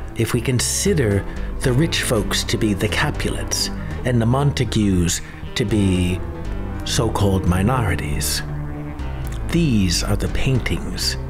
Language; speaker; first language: English; native; English